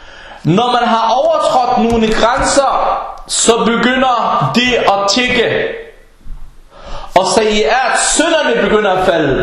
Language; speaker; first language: Danish; early bilingual, other home language; Arabic